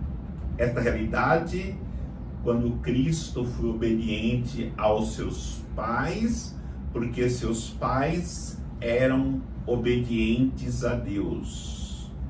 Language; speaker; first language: Portuguese; native; Portuguese